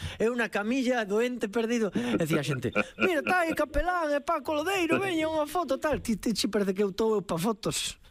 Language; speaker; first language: Galician; native; Galician